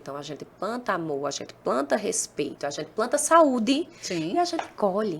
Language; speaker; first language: Portuguese; native; Portuguese